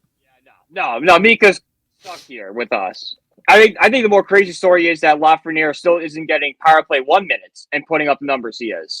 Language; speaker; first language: English; native; English